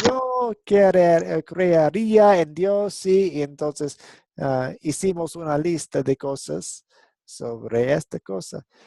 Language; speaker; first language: Spanish; non-native, fluent; English